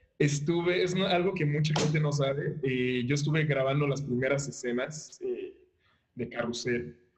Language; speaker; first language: Spanish; early bilingual, other home language; Haitian Creole